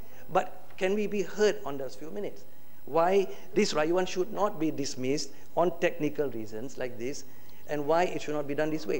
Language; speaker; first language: English; non-native, local second language; Malay